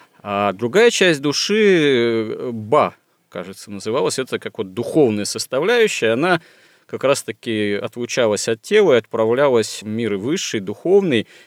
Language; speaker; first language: Russian; native; Russian